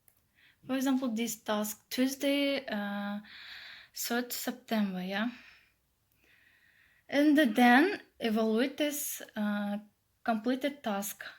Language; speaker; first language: English; non-native, learner; Kazakh